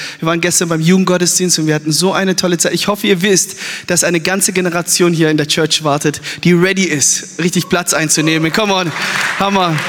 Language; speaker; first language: German; early bilingual, other home language; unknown